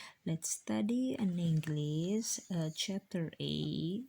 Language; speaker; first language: English; non-native, fluent; Indonesian